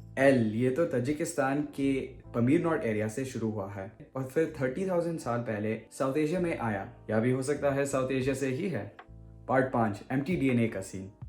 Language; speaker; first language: Hindi; early bilingual, heritage; Hindi